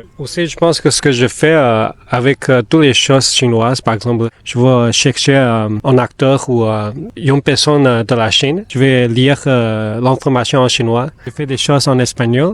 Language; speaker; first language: French; non-native, fluent; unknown